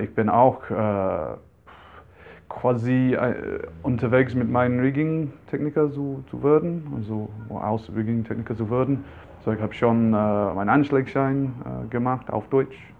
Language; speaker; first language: German; non-native, fluent; English